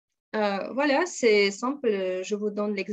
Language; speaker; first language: French; non-native, fluent; Russian